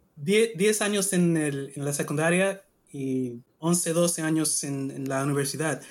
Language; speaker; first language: Spanish; non-native, learner; English